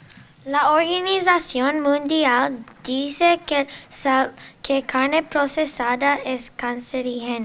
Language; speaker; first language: Spanish; non-native, learner; English